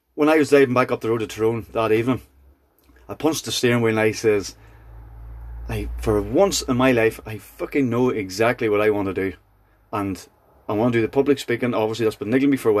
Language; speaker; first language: English; native; English